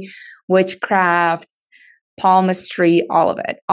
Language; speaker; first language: English; early bilingual, other home language; Russian